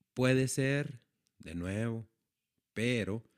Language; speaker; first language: Spanish; native; Spanish